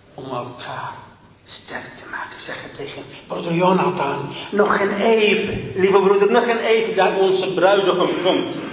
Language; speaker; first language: Dutch; non-native, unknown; Arabic